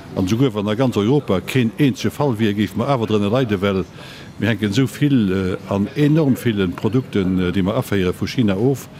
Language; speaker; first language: Luxembourgish; native; Luxembourgish